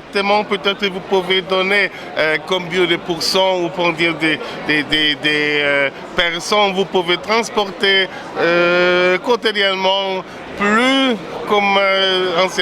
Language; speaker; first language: French; non-native, learner; German